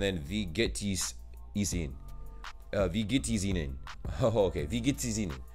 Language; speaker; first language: German; non-native, learner; English